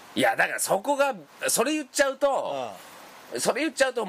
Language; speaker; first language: Japanese; native; Japanese